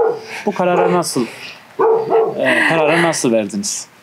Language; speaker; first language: Turkish; native; Turkish